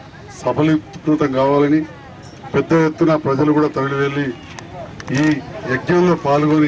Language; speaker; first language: Telugu; native; Telugu